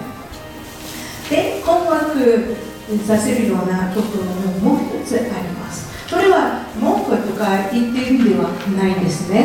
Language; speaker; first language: Japanese; non-native, fluent; French